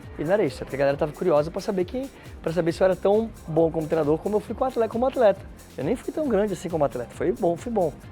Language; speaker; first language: Portuguese; native; Portuguese